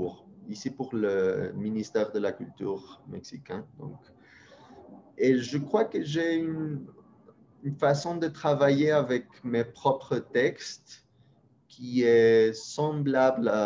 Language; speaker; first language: French; non-native, fluent; Spanish